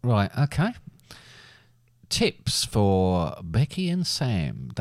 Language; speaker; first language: English; native; English